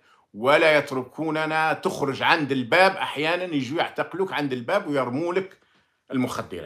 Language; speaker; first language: Arabic; native; Arabic